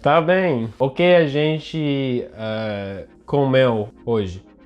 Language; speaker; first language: Portuguese; non-native, learner; English